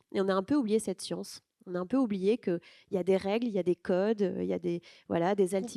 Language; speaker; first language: French; native; French